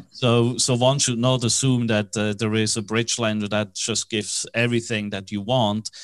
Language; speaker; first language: English; non-native, fluent; German